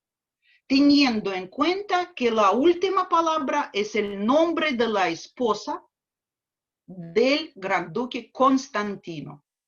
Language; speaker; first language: Spanish; non-native, fluent; Russian